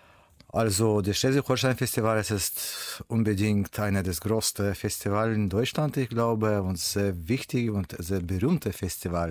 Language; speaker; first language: German; non-native, learner; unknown